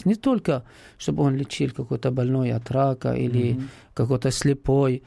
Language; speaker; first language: Russian; non-native, fluent; Arabic